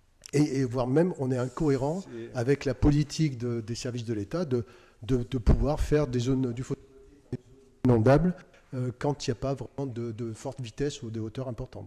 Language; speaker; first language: French; native; French